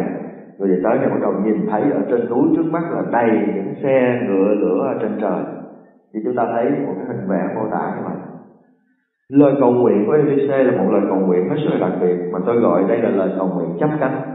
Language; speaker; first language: Vietnamese; native; Vietnamese